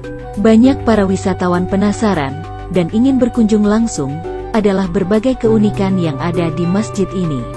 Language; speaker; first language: Indonesian; native; Indonesian